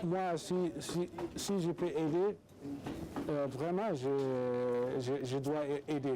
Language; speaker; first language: French; non-native, learner; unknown